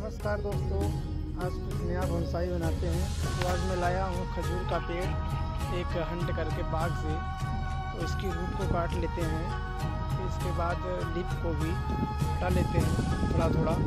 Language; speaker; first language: Hindi; native; Hindi